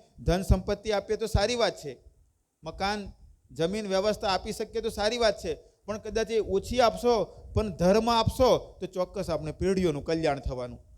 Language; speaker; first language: Gujarati; native; Gujarati